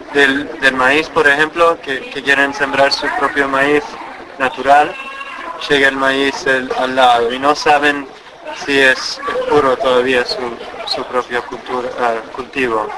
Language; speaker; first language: Spanish; non-native, fluent; English